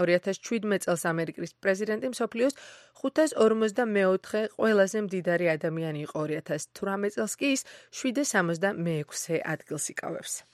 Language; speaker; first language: Georgian; native; Georgian